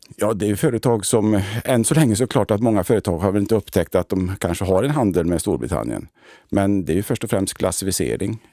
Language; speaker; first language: Swedish; native; Swedish